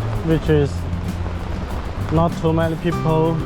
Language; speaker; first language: English; non-native, fluent; Chinese